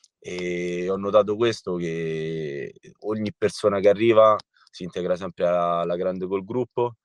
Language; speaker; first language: Italian; native; Italian